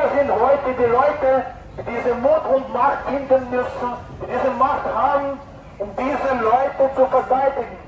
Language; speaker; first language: German; non-native, fluent; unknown